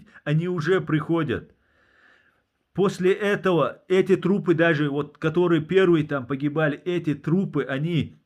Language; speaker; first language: Russian; non-native, local second language; Chechen